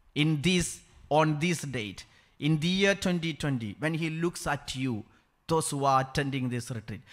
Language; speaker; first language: English; non-native, local second language; Malayalam